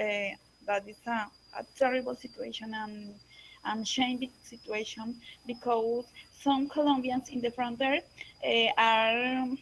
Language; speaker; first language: English; non-native, learner; Spanish